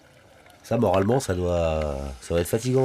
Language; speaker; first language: French; native; French